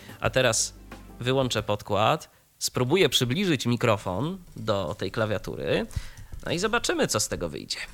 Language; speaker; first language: Polish; native; Polish